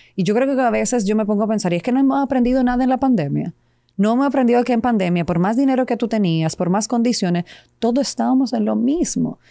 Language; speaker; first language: Spanish; non-native, fluent; Serbian